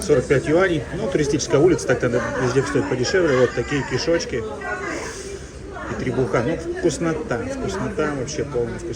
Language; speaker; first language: Russian; native; Russian